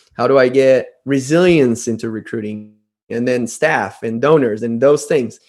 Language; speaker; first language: English; non-native, fluent; Portuguese